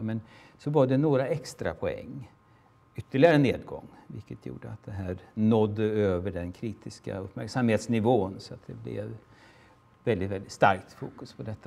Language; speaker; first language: Swedish; native; Swedish